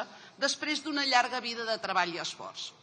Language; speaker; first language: Catalan; native; Catalan